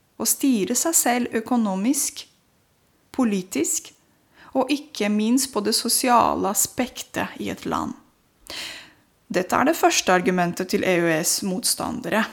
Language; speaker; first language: Norwegian; non-native, fluent; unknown